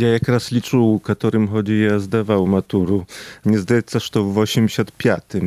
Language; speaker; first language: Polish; non-native, local second language; Belarusian